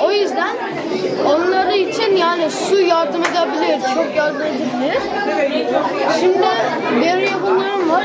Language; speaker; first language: Turkish; early bilingual, heritage; Turkish